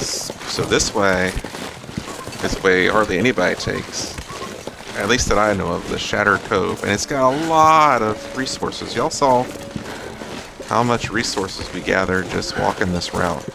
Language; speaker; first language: English; native; English